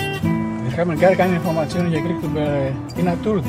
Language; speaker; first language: German; non-native, fluent; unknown